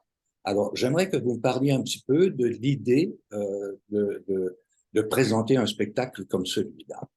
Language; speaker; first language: French; native; French